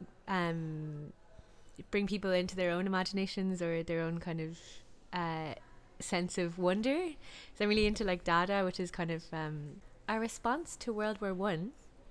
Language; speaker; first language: English; native; English